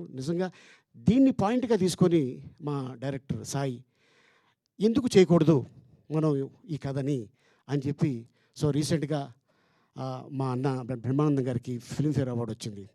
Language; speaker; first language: Telugu; native; Telugu